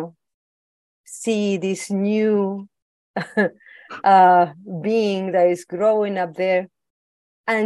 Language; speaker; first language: English; non-native, fluent; Spanish